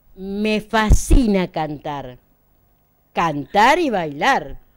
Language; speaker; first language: Spanish; native; Spanish